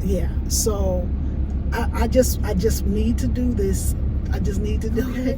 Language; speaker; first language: English; native; English